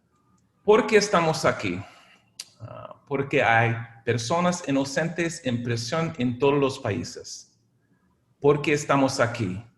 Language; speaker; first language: Spanish; non-native, fluent; English